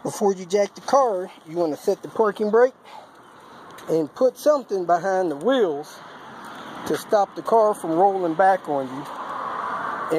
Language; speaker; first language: English; native; English